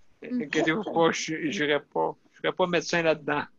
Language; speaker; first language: French; native; French